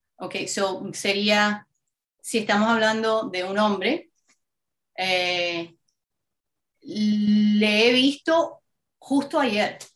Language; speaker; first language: Spanish; native; Spanish